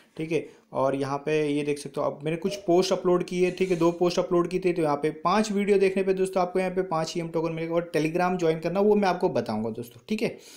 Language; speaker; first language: Hindi; native; Hindi